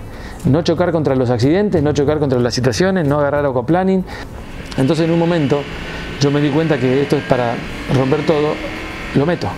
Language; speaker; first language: Spanish; native; Spanish